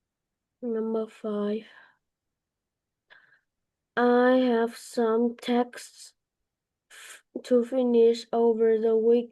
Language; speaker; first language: English; non-native, learner; Vietnamese